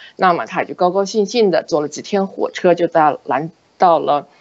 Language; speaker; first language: Chinese; native; Chinese